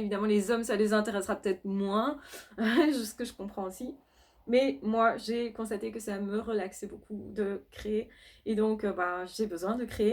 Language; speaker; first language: French; native; French